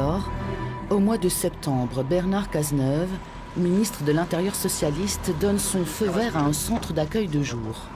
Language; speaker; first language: French; native; French